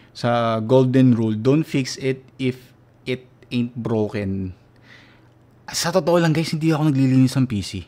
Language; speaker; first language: Filipino; non-native, local second language; Cebuano